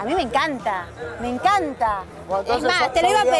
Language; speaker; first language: Spanish; native; Spanish